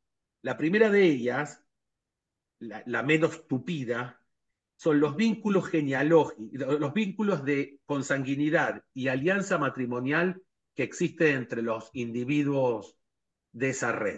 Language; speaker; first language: Spanish; native; Spanish